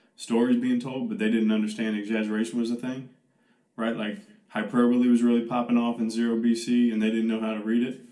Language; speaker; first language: English; native; English